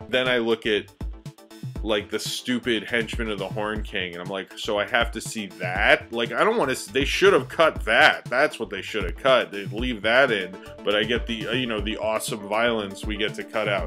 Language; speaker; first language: English; native; English